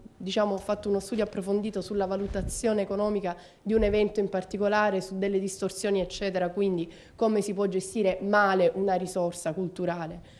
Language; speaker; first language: Italian; native; Italian